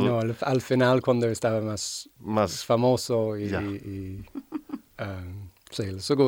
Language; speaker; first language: Spanish; non-native, fluent; English